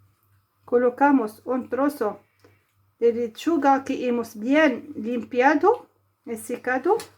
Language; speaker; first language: Spanish; non-native, fluent; Arabic